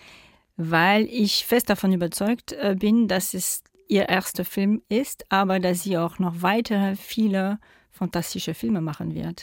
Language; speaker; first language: German; non-native, fluent; French